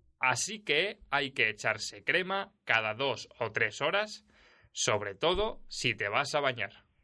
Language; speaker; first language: Spanish; native; Spanish